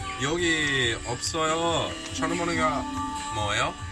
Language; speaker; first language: Korean; non-native, learner; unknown